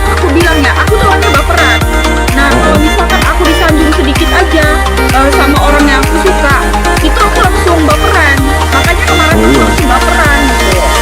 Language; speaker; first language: Indonesian; native; Indonesian